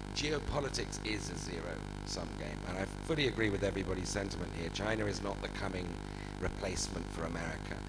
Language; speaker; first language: English; native; English